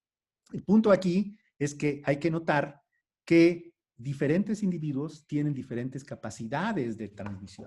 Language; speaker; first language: Spanish; native; Spanish